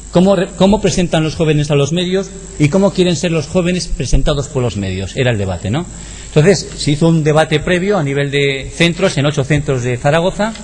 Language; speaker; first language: Spanish; native; Spanish